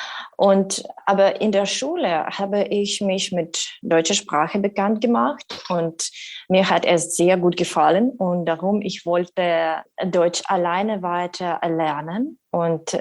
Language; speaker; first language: German; non-native, learner; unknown